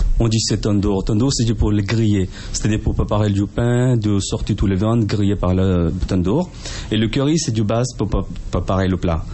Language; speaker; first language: French; non-native, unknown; Punjabi